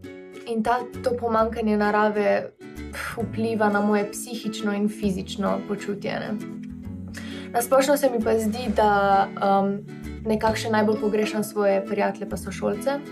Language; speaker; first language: Slovenian; native; Slovenian